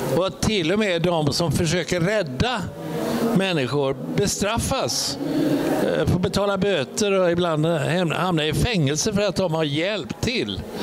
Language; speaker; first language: Swedish; native; Swedish